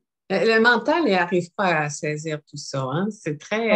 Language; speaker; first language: French; native; French